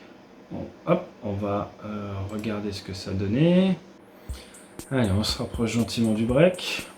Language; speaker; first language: French; native; French